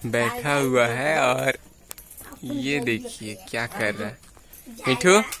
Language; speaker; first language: Hindi; native; Hindi